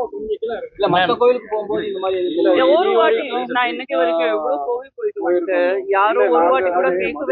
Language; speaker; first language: Tamil; non-native, local second language; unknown